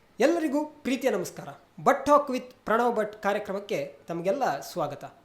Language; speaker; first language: Kannada; native; Kannada